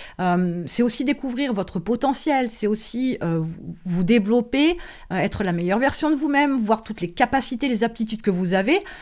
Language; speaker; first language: French; native; French